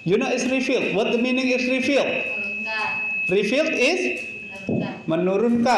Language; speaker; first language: English; non-native, learner; Indonesian